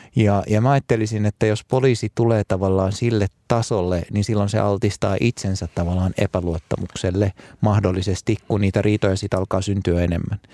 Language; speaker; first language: Finnish; early bilingual, other home language; Arabic